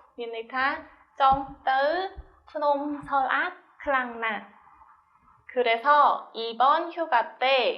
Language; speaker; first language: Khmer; non-native, fluent; Korean